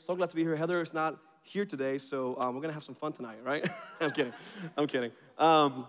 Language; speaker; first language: English; early bilingual, other home language; Spanish